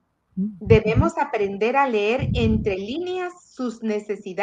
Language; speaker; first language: Spanish; native; Spanish